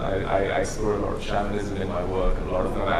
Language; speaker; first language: English; non-native, local second language; Hindi